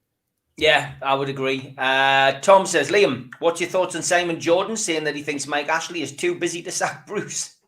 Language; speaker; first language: English; native; English